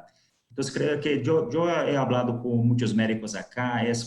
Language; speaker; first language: Spanish; non-native, learner; Portuguese